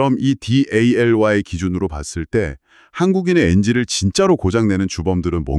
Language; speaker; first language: Korean; native; Korean